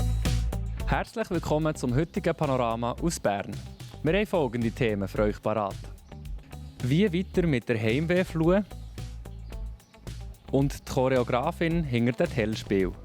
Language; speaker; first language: German; native; German